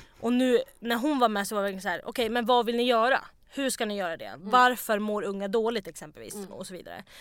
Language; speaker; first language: Swedish; native; Swedish